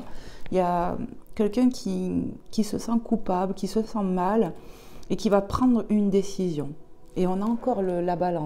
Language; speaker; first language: French; native; French